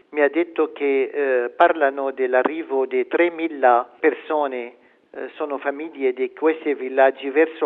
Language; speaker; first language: Italian; non-native, fluent; Arabic